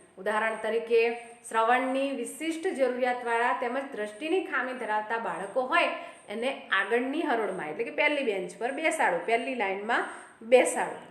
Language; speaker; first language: Gujarati; non-native, local second language; Hindi